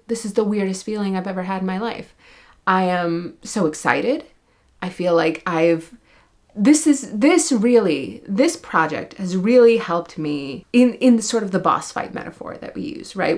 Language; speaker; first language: English; native; English